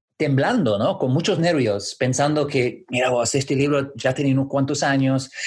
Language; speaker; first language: Spanish; non-native, fluent; English